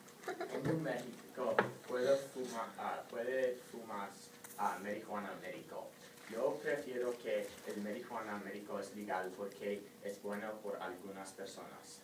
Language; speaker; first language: Spanish; non-native, learner; English